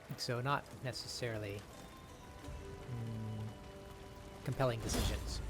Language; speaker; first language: English; native; English